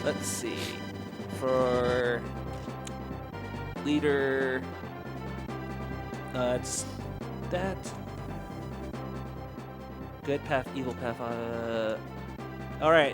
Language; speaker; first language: English; native; English